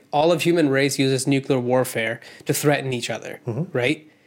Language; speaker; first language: English; non-native, local second language; Hindi